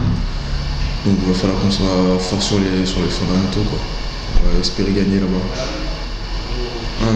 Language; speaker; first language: French; native; French